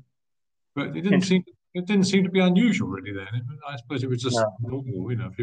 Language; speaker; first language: English; native; English